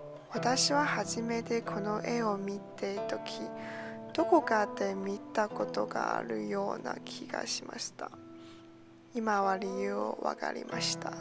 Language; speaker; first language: Japanese; non-native, learner; Chinese